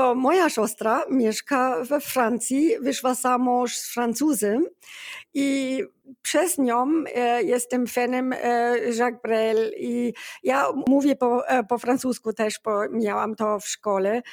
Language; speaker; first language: Polish; non-native, learner; German